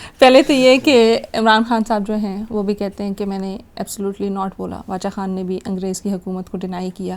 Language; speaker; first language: Urdu; non-native, local second language; Pashto